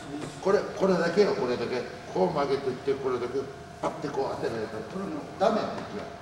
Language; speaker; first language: Japanese; native; Japanese